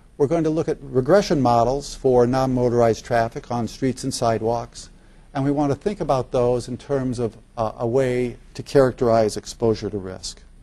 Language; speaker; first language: English; native; English